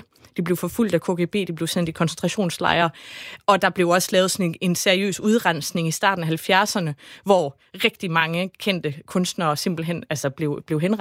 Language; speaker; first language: Danish; native; Danish